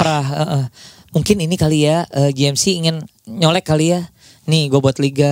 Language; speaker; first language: Indonesian; native; Indonesian